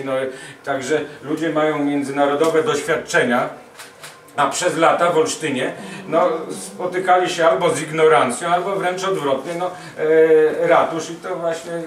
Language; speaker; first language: Polish; native; Polish